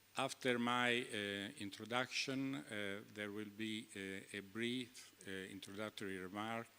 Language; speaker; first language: English; non-native, fluent; Italian